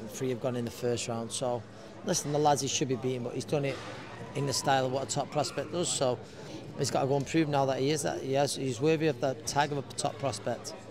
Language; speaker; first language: English; native; English